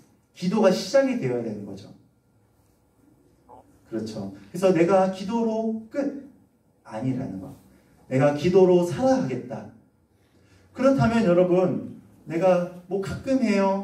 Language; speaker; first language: Korean; native; Korean